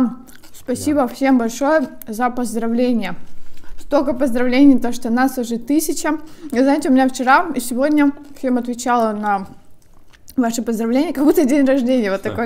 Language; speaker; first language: Russian; native; Russian